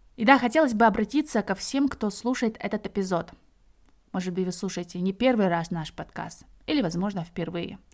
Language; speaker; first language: Russian; native; Russian